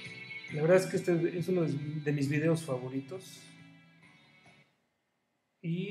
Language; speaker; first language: Spanish; native; Spanish